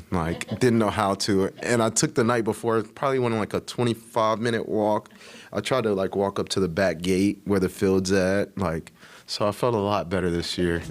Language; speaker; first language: English; native; English